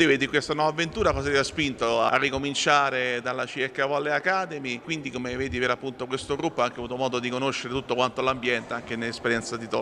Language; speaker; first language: Italian; native; Italian